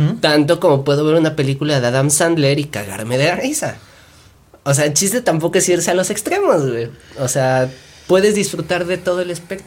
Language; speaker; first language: Spanish; native; Spanish